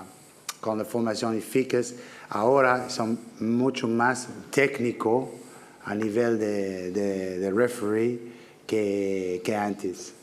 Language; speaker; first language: Spanish; non-native, learner; English